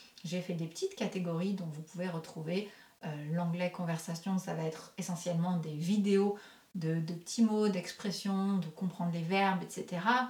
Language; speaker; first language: French; native; French